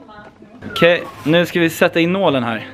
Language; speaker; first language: Swedish; native; Swedish